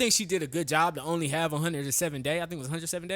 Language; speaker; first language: English; native; English